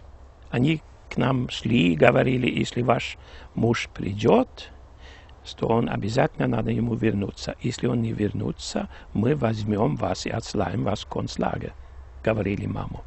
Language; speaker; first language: Russian; early bilingual, heritage; Russian